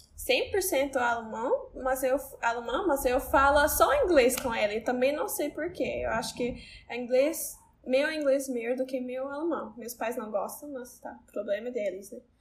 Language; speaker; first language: Portuguese; non-native, learner; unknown